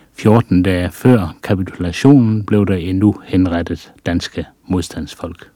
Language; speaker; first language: Danish; native; Danish